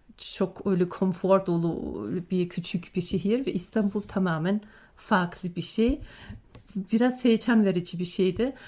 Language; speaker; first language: Turkish; non-native, fluent; German